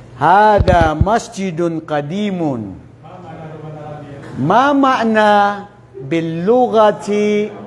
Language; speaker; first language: Arabic; non-native, fluent; Filipino